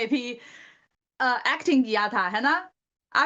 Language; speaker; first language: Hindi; non-native, learner; Chinese